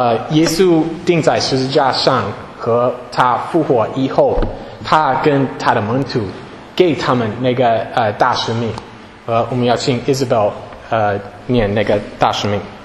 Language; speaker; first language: Chinese; non-native, fluent; English